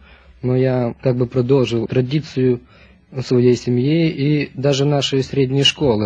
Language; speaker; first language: Russian; non-native, local second language; Lithuanian